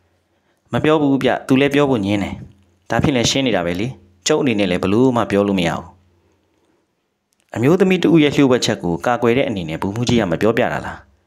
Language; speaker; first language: Burmese; native; Burmese